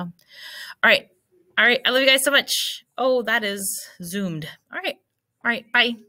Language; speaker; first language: English; native; English